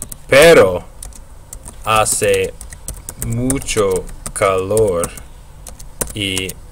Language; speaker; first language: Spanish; non-native, fluent; English